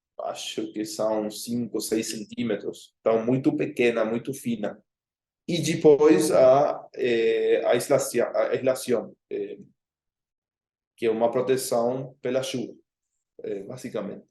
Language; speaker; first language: Portuguese; non-native, fluent; Spanish